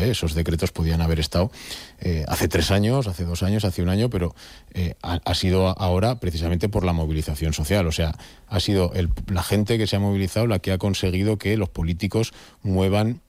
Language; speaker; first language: Spanish; native; Spanish